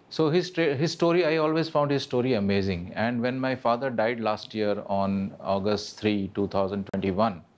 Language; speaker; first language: English; non-native, local second language; Marathi